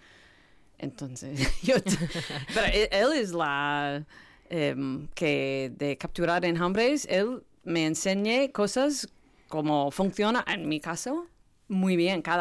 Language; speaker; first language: Spanish; non-native, learner; English